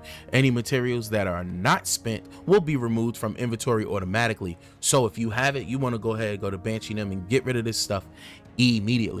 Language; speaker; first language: English; native; English